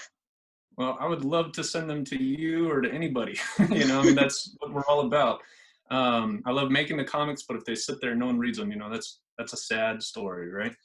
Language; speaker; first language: English; native; English